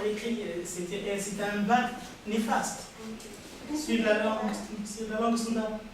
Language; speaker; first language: French; non-native, learner; Arabic